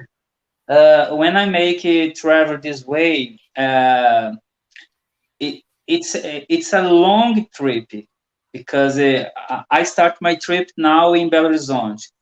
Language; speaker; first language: English; non-native, learner; Portuguese